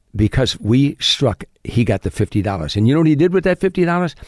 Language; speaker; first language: English; native; English